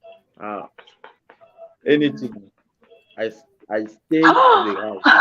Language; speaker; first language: English; non-native, learner; French